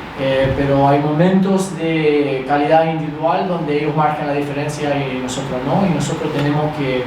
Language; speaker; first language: Spanish; early bilingual, other home language; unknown